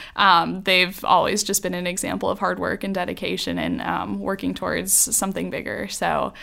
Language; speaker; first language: English; native; English